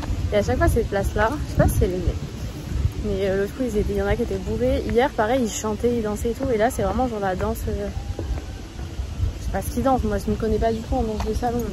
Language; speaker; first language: French; native; French